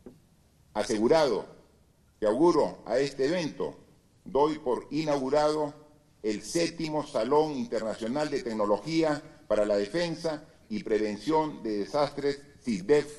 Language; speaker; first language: Spanish; native; Spanish